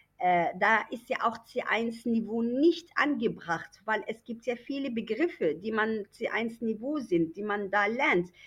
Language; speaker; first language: German; non-native, fluent; Arabic